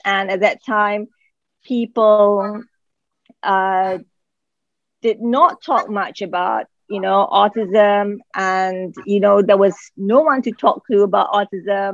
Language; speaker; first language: English; non-native, local second language; Malay